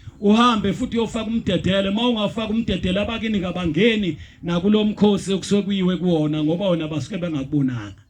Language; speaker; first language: Zulu; native; Zulu